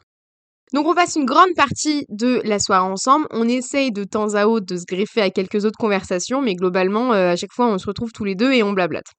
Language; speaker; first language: French; native; French